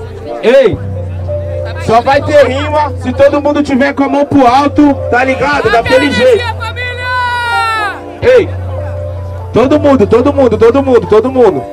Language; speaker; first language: Portuguese; native; Portuguese